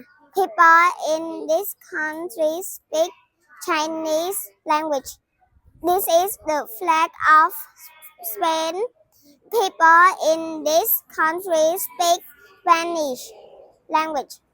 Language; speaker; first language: English; non-native, learner; Khmer